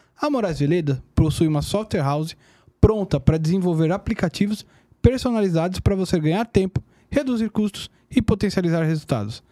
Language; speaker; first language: Portuguese; native; Portuguese